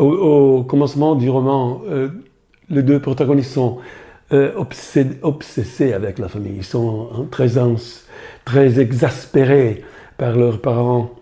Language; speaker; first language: French; non-native, fluent; Italian